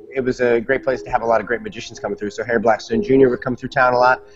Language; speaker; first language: English; native; English